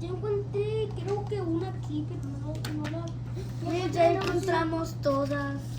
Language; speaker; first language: Spanish; early bilingual, heritage; Spanish